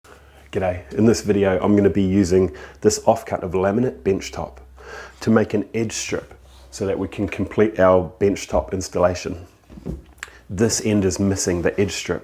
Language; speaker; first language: English; native; English